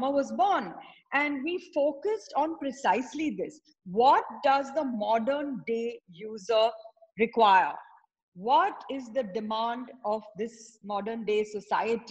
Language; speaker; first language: English; non-native, local second language; Tamil